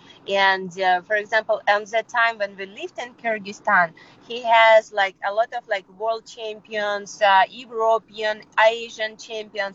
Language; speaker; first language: English; non-native, fluent; Russian